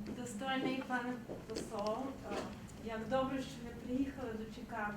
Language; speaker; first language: Ukrainian; early bilingual, heritage; Ukrainian